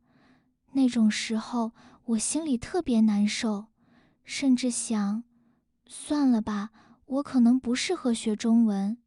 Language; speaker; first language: Chinese; non-native, fluent; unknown